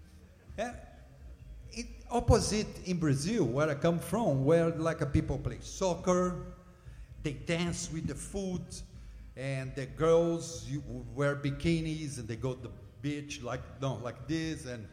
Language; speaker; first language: English; non-native, learner; Portuguese